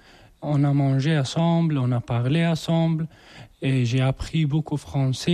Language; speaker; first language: French; non-native, learner; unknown